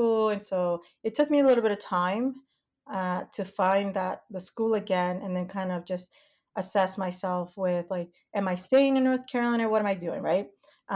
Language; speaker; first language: English; native; English